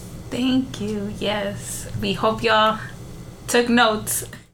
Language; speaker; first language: English; early bilingual, other home language; Spanish